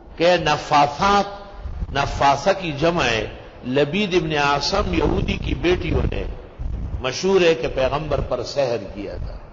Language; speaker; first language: Urdu; non-native, local second language; Pashto